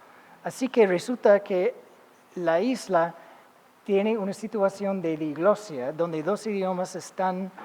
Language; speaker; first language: Spanish; non-native, fluent; English